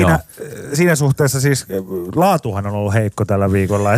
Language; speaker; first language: Finnish; native; Finnish